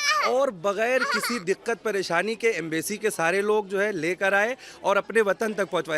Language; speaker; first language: Hindi; native; Hindi